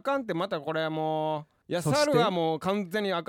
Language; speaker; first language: Japanese; native; Japanese